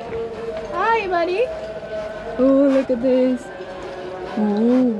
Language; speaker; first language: English; non-native, learner; Indonesian